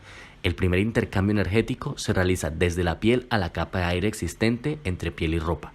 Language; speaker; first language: Spanish; native; Spanish